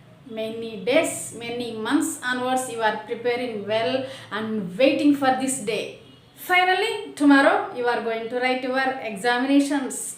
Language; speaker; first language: English; non-native, local second language; Telugu